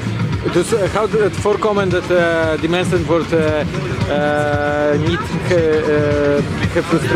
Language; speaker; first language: Dutch; non-native, learner; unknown